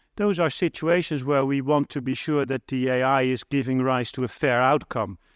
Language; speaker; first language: English; non-native, fluent; Dutch